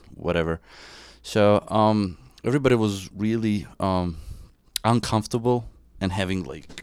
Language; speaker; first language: English; non-native, fluent; Serbian